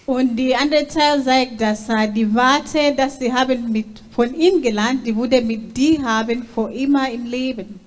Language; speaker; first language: German; non-native, learner; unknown